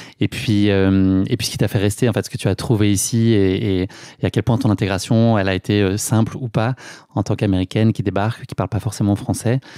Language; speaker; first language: French; native; French